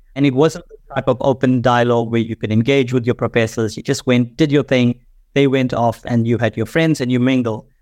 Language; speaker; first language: English; native; English